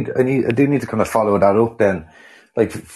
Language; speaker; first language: English; native; English